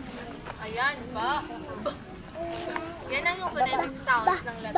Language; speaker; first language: Filipino; native; Filipino